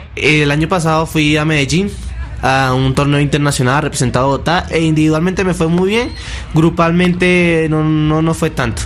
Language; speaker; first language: Spanish; native; Spanish